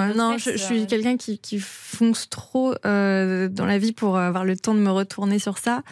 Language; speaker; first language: French; native; French